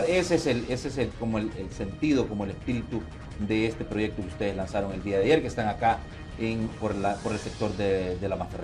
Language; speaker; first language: Spanish; native; Spanish